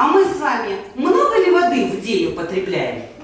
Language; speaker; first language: Russian; native; Russian